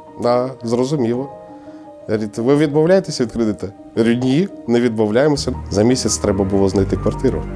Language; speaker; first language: Ukrainian; native; Ukrainian